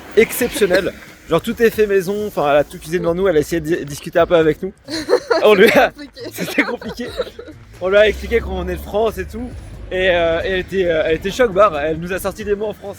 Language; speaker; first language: French; native; French